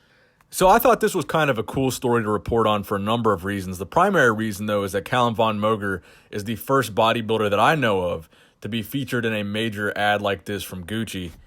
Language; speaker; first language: English; native; English